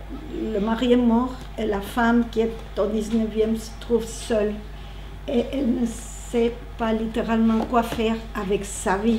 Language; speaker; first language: French; non-native, learner; Spanish